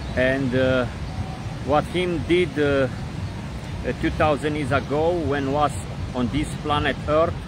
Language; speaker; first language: English; non-native, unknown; Romanian